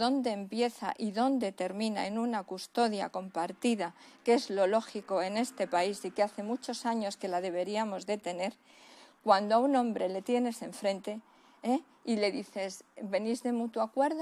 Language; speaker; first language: Spanish; native; Spanish